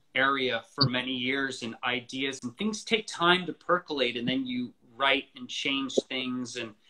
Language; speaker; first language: English; native; English